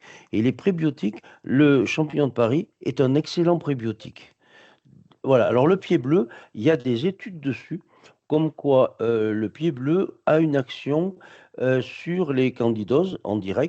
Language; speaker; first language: French; native; French